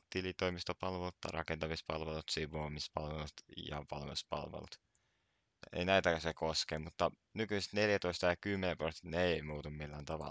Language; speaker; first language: Finnish; native; Finnish